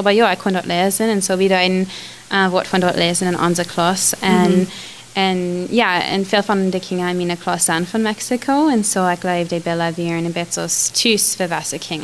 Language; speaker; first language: German; non-native, learner; Plautdietsch